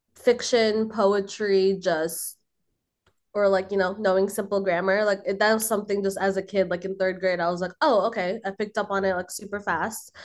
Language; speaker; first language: English; early bilingual, other home language; Filipino